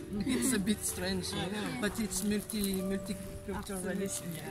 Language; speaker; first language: English; non-native, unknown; French